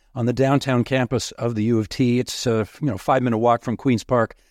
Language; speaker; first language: English; native; English